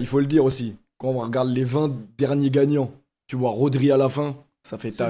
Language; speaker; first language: French; native; French